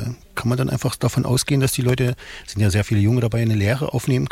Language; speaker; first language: German; native; German